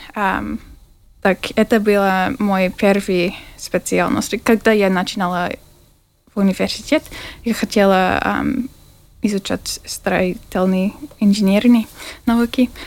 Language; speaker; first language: Russian; non-native, learner; English